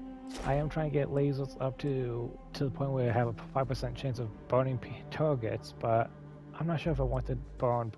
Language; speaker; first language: English; native; English